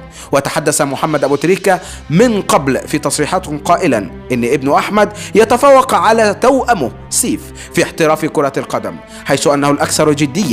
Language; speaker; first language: Arabic; native; Arabic